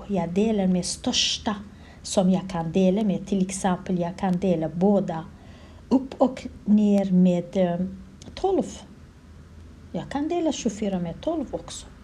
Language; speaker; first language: Swedish; non-native, learner; Kurdish